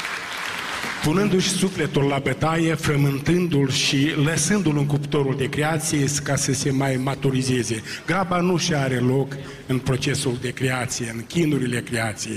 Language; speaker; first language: Romanian; native; Romanian